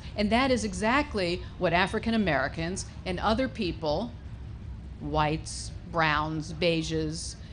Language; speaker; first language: English; native; English